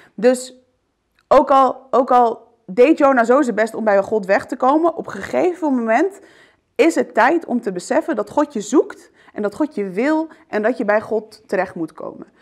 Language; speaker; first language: Dutch; early bilingual, other home language; Arabic